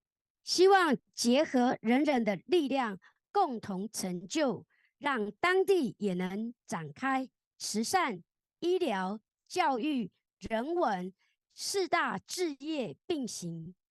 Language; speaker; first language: Chinese; native; Chinese